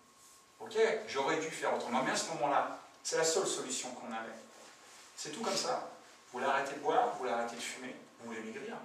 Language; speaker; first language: French; native; French